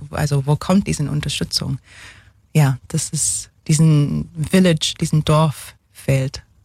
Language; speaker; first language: German; non-native, fluent; English